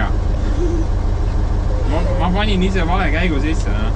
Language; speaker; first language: Estonian; native; Estonian